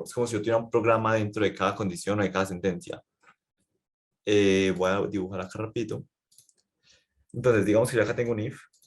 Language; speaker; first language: Spanish; native; Spanish